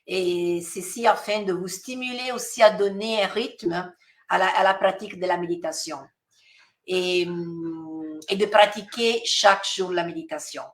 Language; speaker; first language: French; non-native, fluent; Italian